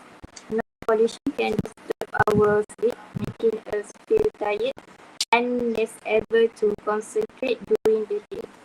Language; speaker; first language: English; non-native, local second language; Malay